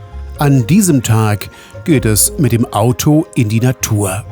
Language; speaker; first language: German; native; German